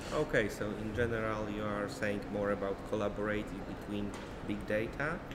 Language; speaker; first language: English; non-native, fluent; Polish